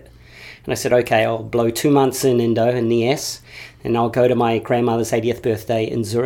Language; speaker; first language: English; native; English